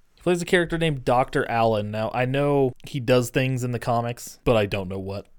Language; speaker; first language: English; native; English